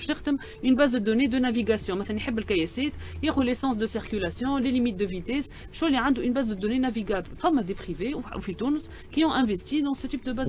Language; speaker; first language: Arabic; native; Arabic